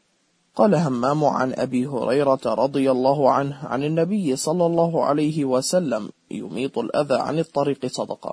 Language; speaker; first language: Arabic; native; Arabic